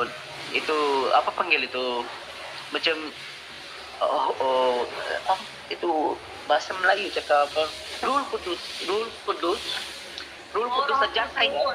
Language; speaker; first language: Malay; non-native, learner; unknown